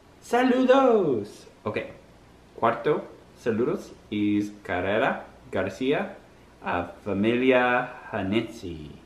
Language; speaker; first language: Spanish; non-native, learner; English